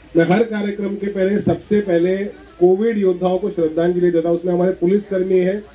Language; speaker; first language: Hindi; non-native, local second language; Marathi